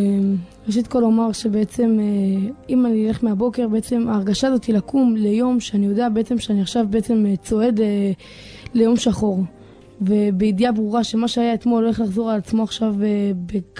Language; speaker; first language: Hebrew; native; Hebrew